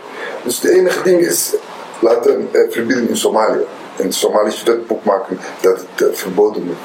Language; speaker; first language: Dutch; non-native, fluent; Somali